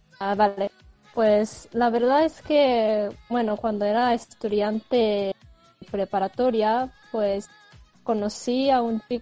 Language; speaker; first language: Spanish; non-native, fluent; Japanese